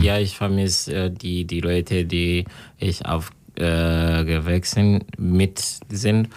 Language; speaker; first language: German; non-native, learner; Kinyarwanda